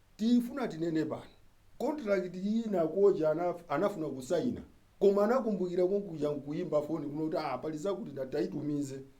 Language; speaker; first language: Nyanja; native; Nyanja